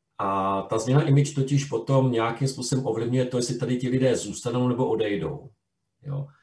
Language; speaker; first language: Czech; native; Czech